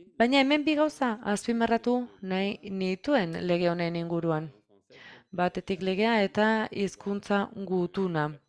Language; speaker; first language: Basque; non-native, fluent; French